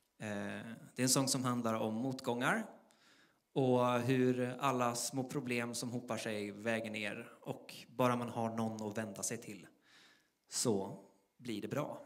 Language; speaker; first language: Swedish; native; Swedish